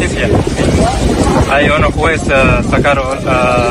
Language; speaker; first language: Spanish; non-native, learner; Arabic